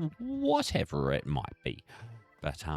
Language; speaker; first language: English; native; English